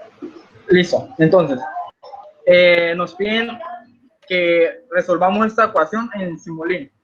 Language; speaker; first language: Spanish; native; Spanish